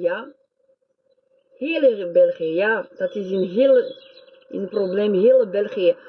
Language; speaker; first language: Dutch; non-native, learner; French